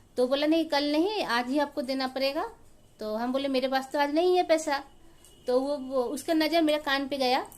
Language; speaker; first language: Hindi; non-native, local second language; Bangla